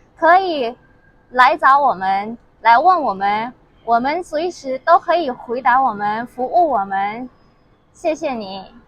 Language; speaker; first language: Chinese; non-native, fluent; Thai